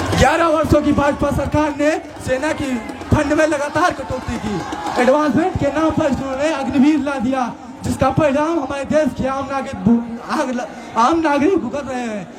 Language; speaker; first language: Hindi; native; Hindi